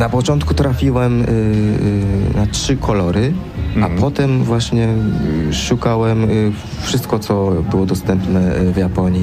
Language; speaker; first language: Polish; non-native, fluent; Japanese